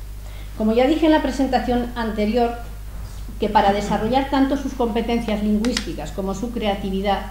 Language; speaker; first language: Spanish; native; Spanish